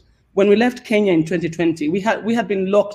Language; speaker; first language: English; non-native, local second language; Swahili